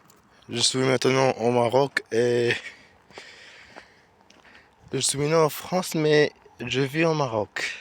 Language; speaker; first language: French; non-native, learner; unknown